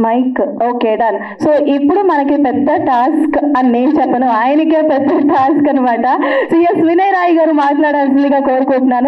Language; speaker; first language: Telugu; native; Telugu